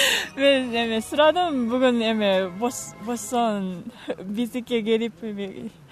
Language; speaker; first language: Kyrgyz; non-native, learner; Japanese